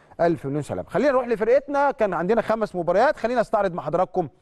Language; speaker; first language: Arabic; native; Arabic